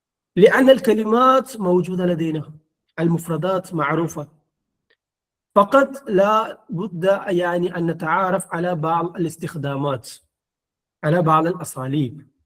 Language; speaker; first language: Arabic; non-native, fluent; Malayalam